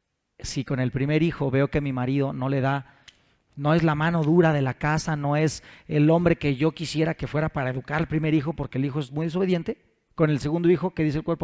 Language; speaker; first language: Spanish; native; Spanish